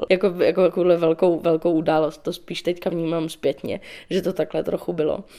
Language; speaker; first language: Czech; native; Czech